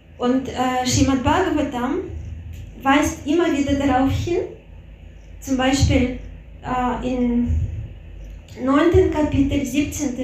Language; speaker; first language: German; non-native, fluent; Russian